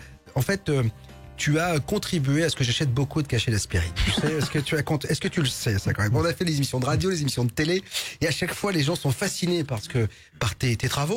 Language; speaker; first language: French; native; French